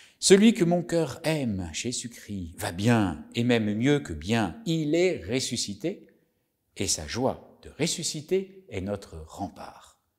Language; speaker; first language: French; native; French